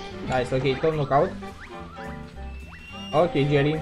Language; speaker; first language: English; non-native, learner; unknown